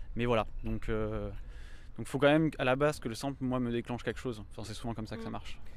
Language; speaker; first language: French; native; French